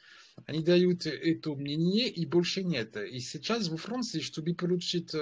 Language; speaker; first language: Russian; non-native, fluent; French